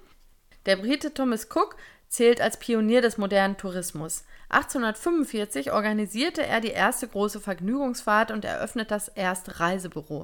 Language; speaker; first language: German; native; German